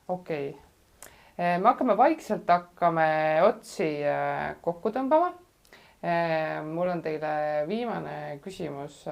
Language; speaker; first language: Estonian; native; Estonian